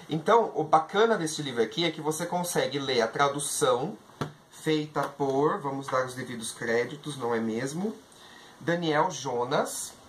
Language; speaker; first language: Portuguese; native; Portuguese